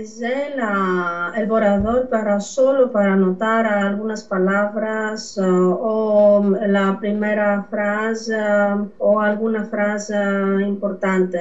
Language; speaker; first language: Spanish; non-native, fluent; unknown